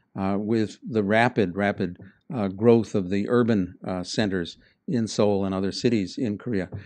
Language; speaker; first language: English; native; English